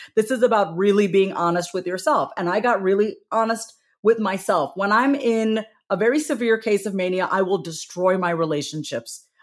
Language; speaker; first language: English; native; English